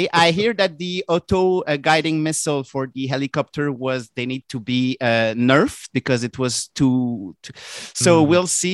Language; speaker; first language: English; non-native, fluent; French